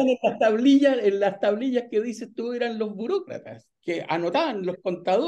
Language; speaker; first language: Spanish; native; Spanish